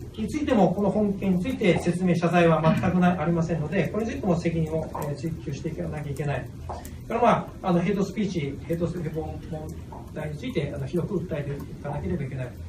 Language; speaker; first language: Japanese; native; Japanese